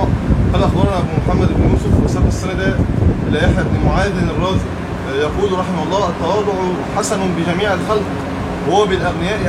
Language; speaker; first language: Arabic; native; Arabic